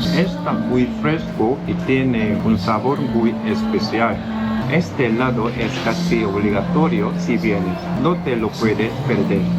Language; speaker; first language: Spanish; non-native, fluent; Korean